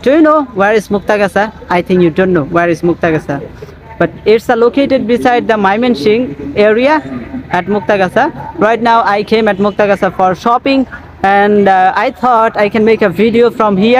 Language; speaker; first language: English; non-native, learner; Bangla